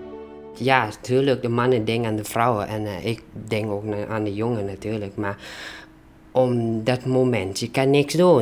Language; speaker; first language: Dutch; non-native, learner; Thai